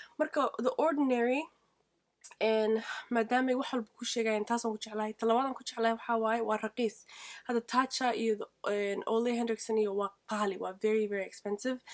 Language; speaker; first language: Somali; early bilingual, heritage; Somali